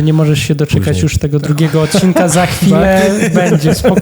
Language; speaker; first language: Polish; native; Polish